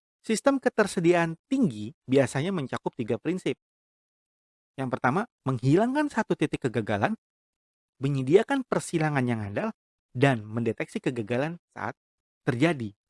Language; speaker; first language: Indonesian; native; Indonesian